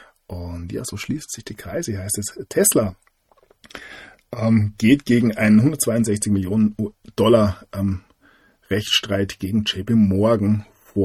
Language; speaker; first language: German; native; German